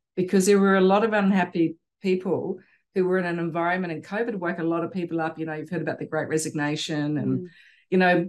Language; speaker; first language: English; native; English